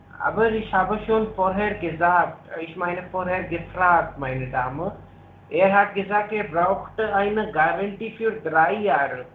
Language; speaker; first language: German; non-native, learner; Hindi